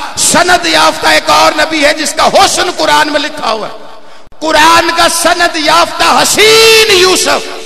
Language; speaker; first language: Urdu; non-native, local second language; Punjabi